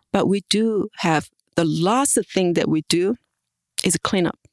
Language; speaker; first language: English; non-native, fluent; Korean